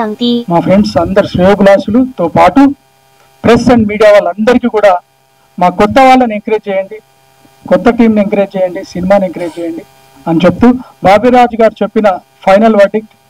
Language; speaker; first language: Telugu; native; Telugu